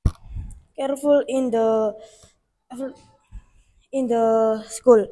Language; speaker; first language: English; non-native, learner; Indonesian